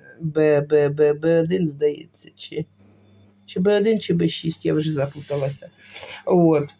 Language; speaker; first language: Ukrainian; non-native, local second language; Russian